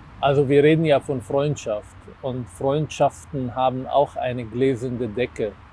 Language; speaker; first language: German; non-native, fluent; Arabic